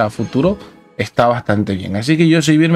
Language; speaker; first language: Spanish; native; Spanish